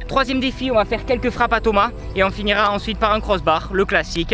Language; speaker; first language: French; native; French